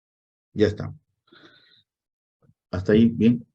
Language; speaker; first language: Spanish; native; Spanish